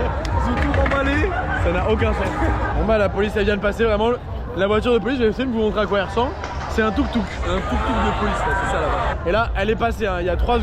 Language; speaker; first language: French; native; French